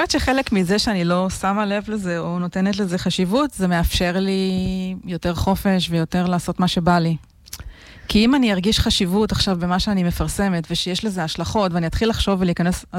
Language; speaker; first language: Hebrew; native; Hebrew